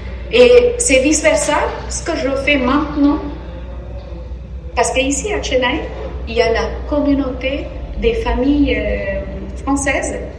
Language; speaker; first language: French; non-native, fluent; Tamil